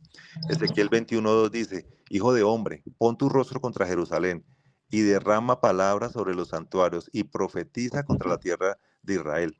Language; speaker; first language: Spanish; native; Spanish